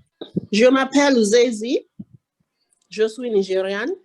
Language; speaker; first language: French; non-native, learner; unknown